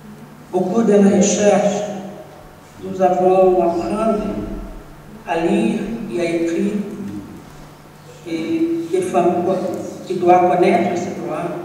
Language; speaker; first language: French; non-native, learner; Portuguese